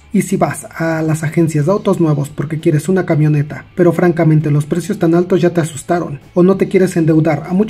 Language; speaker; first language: Spanish; native; Spanish